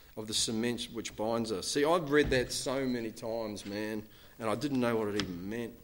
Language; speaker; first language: English; native; English